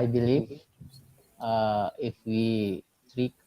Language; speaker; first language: English; non-native, learner; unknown